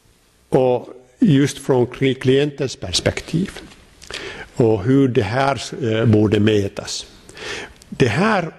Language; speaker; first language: Swedish; non-native, local second language; Finnish